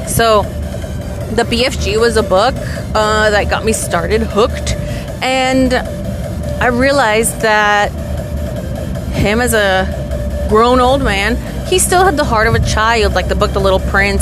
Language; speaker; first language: English; early bilingual, other home language; Spanish